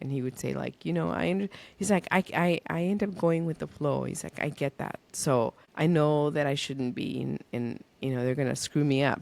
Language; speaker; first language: English; early bilingual, other home language; Spanish